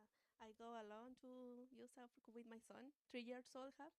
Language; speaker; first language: English; non-native, learner; Spanish